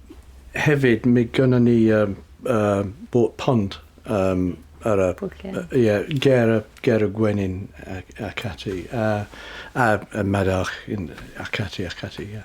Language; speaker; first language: Welsh; non-native, learner; English